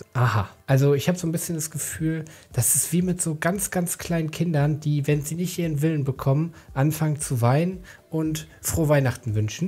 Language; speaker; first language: German; native; German